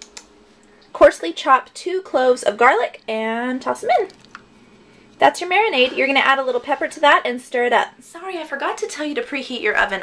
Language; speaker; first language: English; native; English